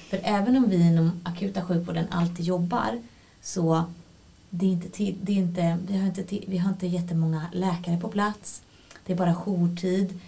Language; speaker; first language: Swedish; native; Swedish